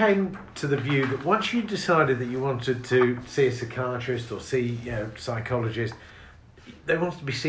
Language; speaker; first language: English; native; English